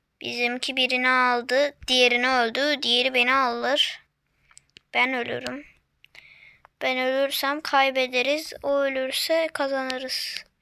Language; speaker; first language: Turkish; native; Turkish